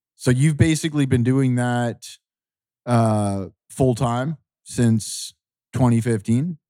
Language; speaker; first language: English; native; English